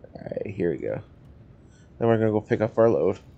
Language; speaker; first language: English; native; English